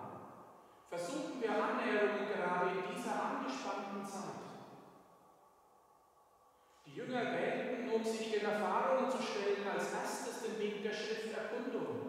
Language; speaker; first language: German; native; German